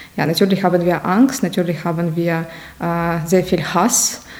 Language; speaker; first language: German; non-native, fluent; Ukrainian